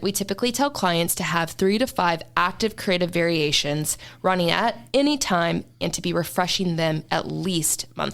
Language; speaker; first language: English; native; English